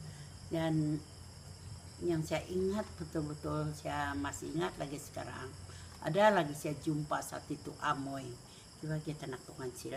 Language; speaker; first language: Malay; non-native, local second language; Central Dusun